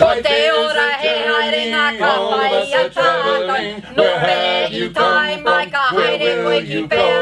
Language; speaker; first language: Māori; non-native, local second language; English